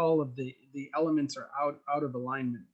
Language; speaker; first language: English; native; English